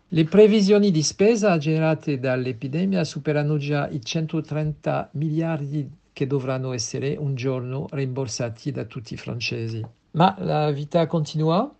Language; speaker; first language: Italian; non-native, fluent; French